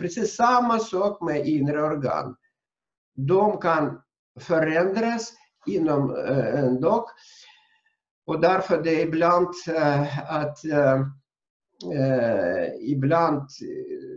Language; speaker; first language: Swedish; non-native, fluent; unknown